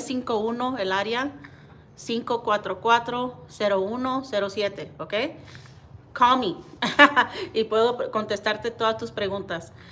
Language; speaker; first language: Spanish; early bilingual, heritage; Spanish